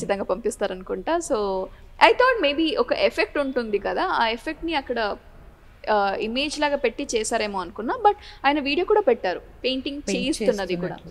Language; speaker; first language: Telugu; non-native, learner; Kannada